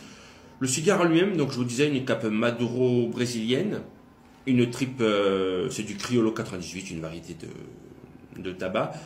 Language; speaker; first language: French; native; French